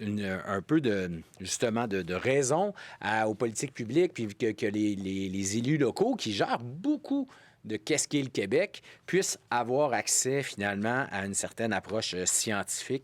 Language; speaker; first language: French; native; French